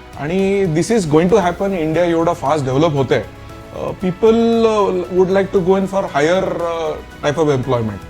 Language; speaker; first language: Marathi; non-native, local second language; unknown